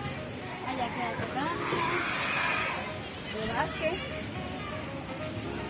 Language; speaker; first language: Spanish; native; Spanish